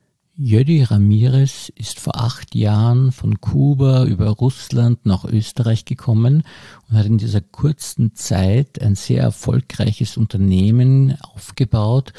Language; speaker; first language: German; native; German